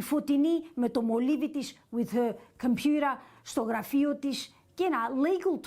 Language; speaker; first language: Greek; early bilingual, heritage; English